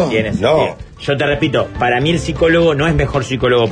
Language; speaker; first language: Spanish; native; Spanish